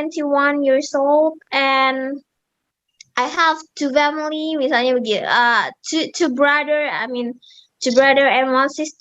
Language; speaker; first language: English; non-native, learner; Indonesian